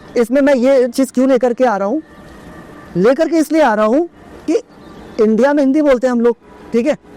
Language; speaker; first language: Hindi; native; Hindi